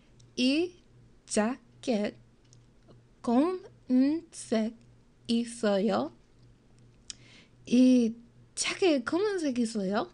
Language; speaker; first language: Korean; non-native, learner; English